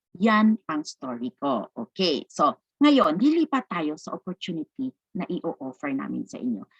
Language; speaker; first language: Filipino; non-native, local second language; Cebuano